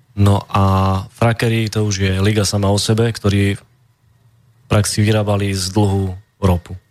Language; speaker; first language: Slovak; native; Slovak